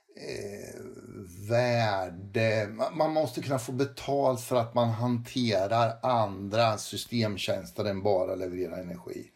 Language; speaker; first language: Swedish; native; Swedish